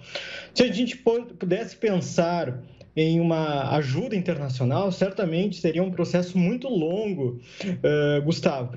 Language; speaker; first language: Portuguese; native; Portuguese